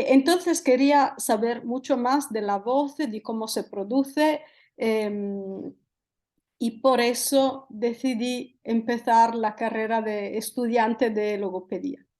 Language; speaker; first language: Spanish; non-native, fluent; Italian